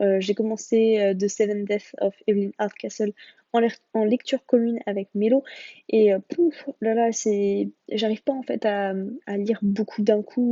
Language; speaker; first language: French; native; French